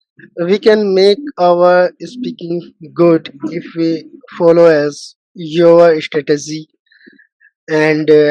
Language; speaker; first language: English; non-native, learner; Hindi